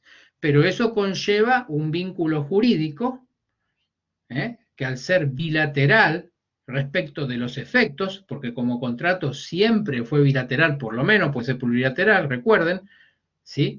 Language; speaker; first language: Spanish; native; Spanish